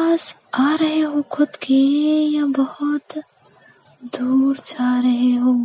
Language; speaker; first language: Hindi; native; Hindi